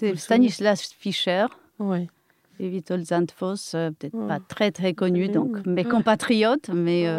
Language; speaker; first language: French; non-native, fluent; Polish